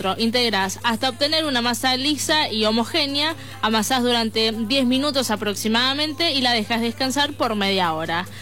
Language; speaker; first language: Spanish; native; Spanish